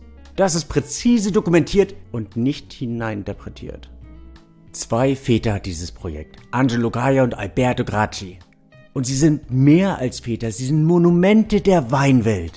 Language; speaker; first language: German; native; German